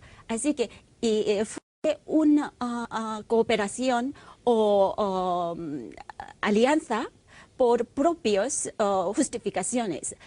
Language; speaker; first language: Spanish; non-native, fluent; Korean